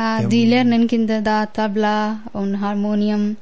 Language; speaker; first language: German; non-native, learner; Punjabi